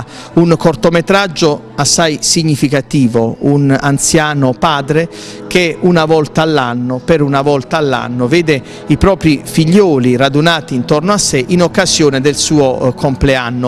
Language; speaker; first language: Italian; native; Italian